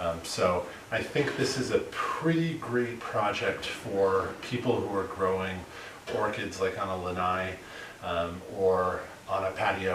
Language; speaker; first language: English; native; English